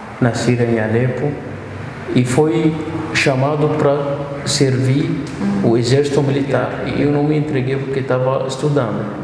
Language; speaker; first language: Portuguese; non-native, fluent; Arabic